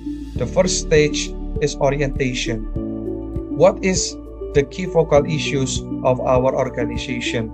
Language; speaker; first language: English; non-native, learner; Indonesian